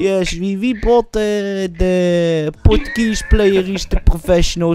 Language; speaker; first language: English; non-native, learner; Dutch